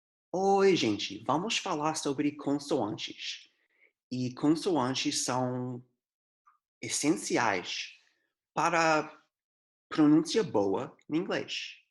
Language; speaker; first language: Portuguese; non-native, fluent; English